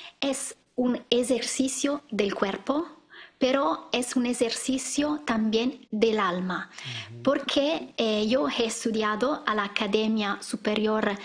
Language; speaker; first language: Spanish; non-native, learner; Italian